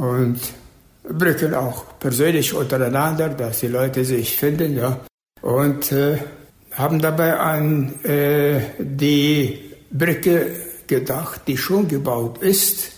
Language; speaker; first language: German; early bilingual, heritage; German